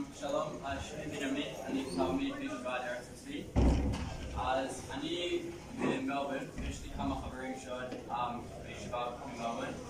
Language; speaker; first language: Hebrew; non-native, fluent; English